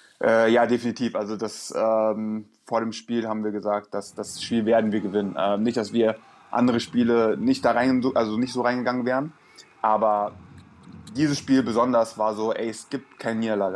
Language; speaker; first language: German; native; German